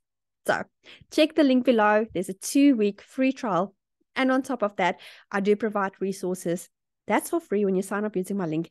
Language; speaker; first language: English; native; English